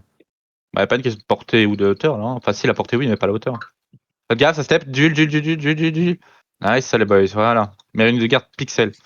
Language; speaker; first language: French; native; French